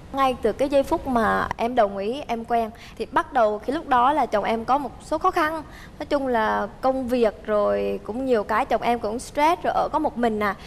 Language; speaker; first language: Vietnamese; early bilingual, heritage; Vietnamese